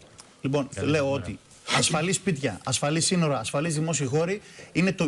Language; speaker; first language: Greek; native; Greek